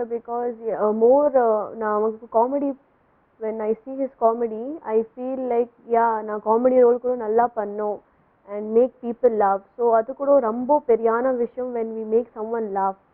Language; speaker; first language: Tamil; non-native, local second language; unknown